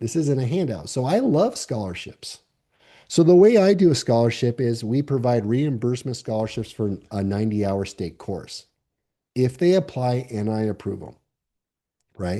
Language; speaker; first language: English; native; English